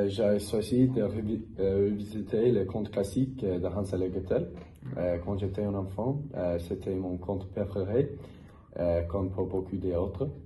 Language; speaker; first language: French; non-native, fluent; English